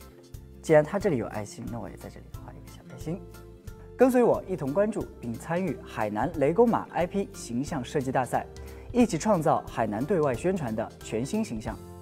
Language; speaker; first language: Chinese; native; Chinese